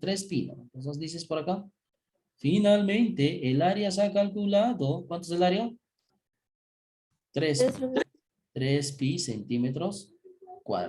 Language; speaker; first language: Spanish; native; Spanish